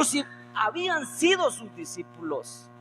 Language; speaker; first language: Spanish; native; Spanish